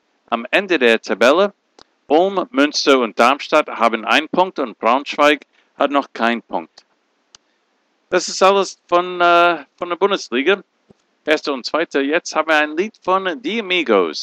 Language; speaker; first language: German; early bilingual, heritage; English